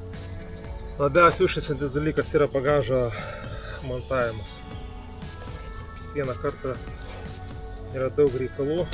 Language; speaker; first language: Lithuanian; native; Lithuanian